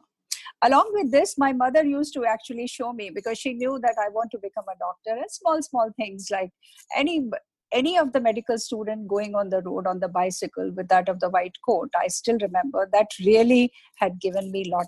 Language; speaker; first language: English; non-native, local second language; Hindi